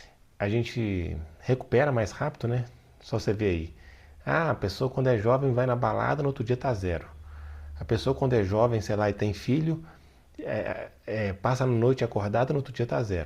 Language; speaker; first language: Portuguese; native; Portuguese